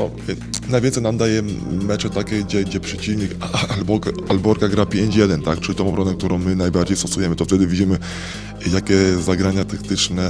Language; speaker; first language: Polish; native; Polish